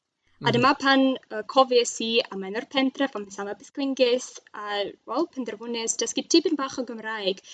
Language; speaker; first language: Welsh; non-native, learner; Russian